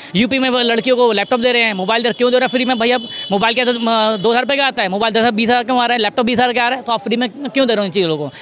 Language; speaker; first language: Hindi; native; Hindi